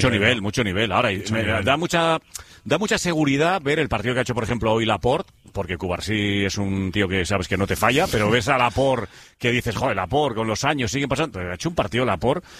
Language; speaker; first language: Spanish; native; Spanish